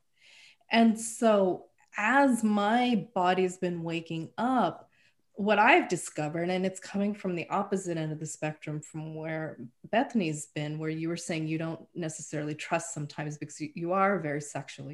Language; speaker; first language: English; native; English